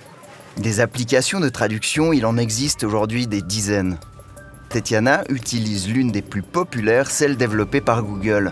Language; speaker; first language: French; native; French